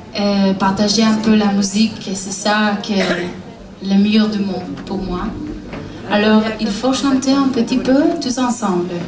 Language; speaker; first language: French; non-native, learner; Hebrew